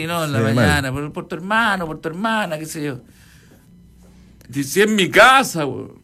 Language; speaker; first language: Spanish; native; Spanish